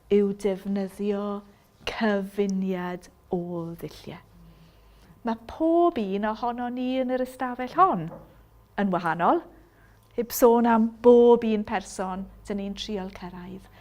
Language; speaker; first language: Welsh; native; Welsh